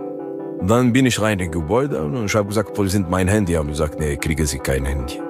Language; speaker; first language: German; non-native, learner; French